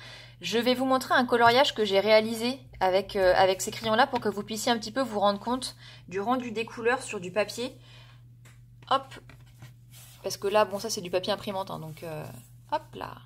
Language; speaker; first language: French; native; French